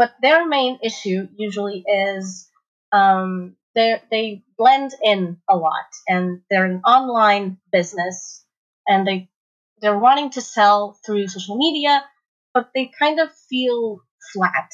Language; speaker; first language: English; non-native, fluent; Portuguese